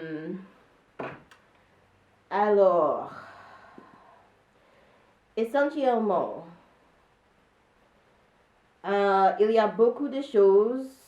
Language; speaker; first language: French; non-native, learner; English